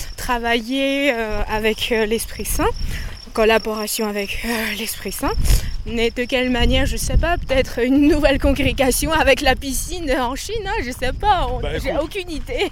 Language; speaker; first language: French; non-native, fluent; Dutch